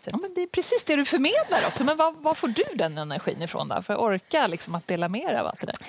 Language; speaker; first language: Swedish; native; Swedish